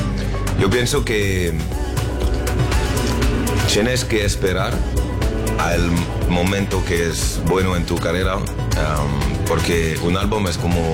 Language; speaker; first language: Spanish; non-native, learner; French